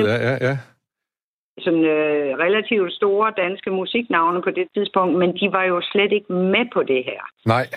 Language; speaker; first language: Danish; native; Danish